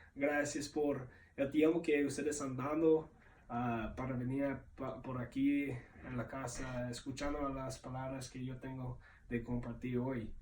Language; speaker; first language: Spanish; non-native, fluent; English